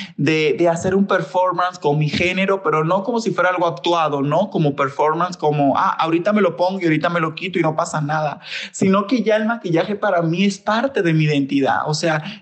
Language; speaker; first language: Spanish; native; Spanish